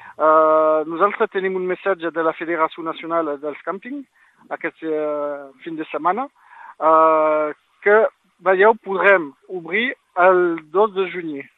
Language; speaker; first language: Catalan; non-native, local second language; French